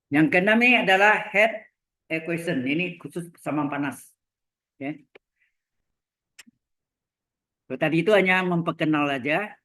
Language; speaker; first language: Indonesian; native; Indonesian